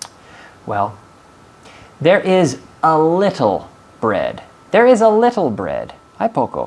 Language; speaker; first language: English; non-native, fluent; Spanish